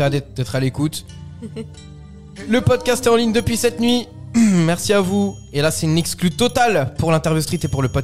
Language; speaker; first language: French; native; French